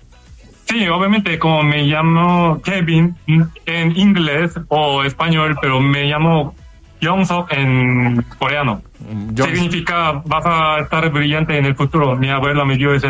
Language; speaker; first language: Spanish; non-native, learner; Korean